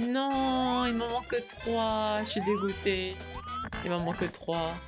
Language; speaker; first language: French; native; French